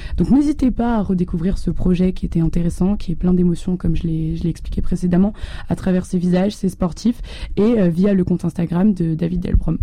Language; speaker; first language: French; native; French